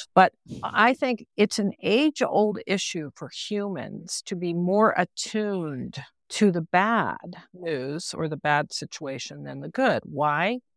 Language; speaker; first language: English; native; English